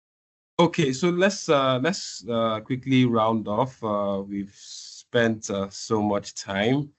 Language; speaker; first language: English; non-native, local second language; Yoruba